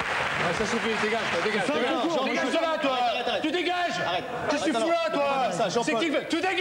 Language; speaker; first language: French; native; French